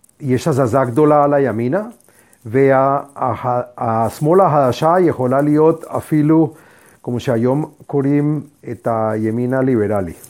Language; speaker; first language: Hebrew; non-native, fluent; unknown